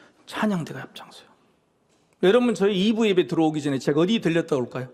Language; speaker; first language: Korean; native; Korean